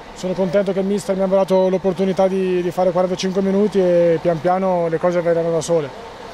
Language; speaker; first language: Italian; native; Italian